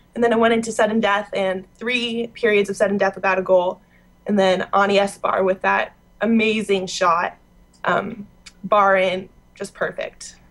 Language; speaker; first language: English; native; English